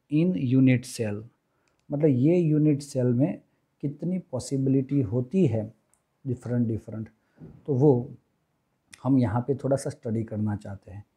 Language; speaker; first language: Hindi; non-native, local second language; Gujarati